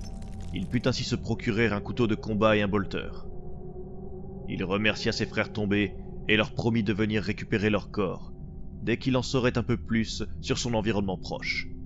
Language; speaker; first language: French; native; French